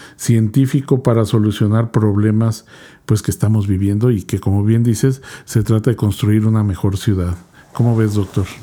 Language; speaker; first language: Spanish; native; Spanish